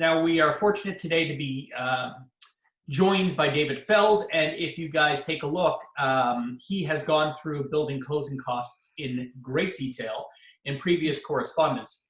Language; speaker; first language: English; native; English